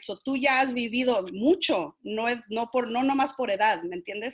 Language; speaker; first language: Spanish; early bilingual, heritage; Spanish